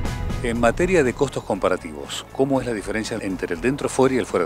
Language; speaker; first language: Spanish; native; Spanish